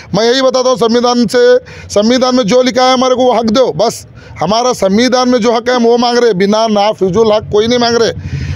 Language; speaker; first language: Hindi; native; Hindi